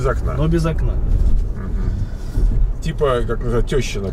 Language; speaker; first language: Russian; native; Russian